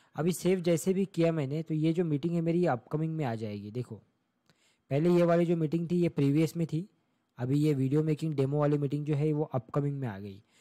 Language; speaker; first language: Hindi; non-native, local second language; Marathi